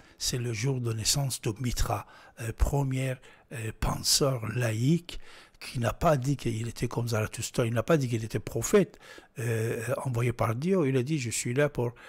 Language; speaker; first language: French; non-native, fluent; Persian